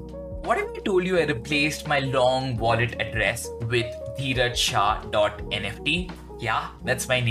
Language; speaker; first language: English; non-native, local second language; Hindi